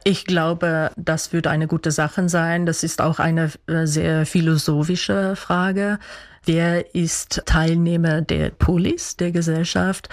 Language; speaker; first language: German; non-native, fluent; Dutch